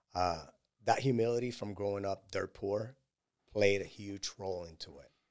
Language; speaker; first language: English; non-native, fluent; Spanish